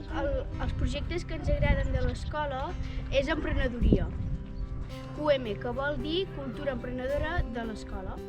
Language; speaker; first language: Catalan; native; Catalan